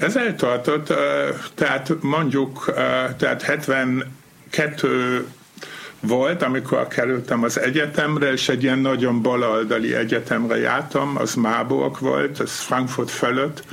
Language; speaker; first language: Hungarian; non-native, fluent; German